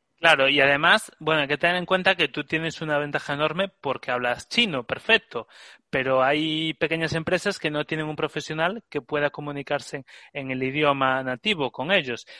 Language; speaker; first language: Spanish; native; Spanish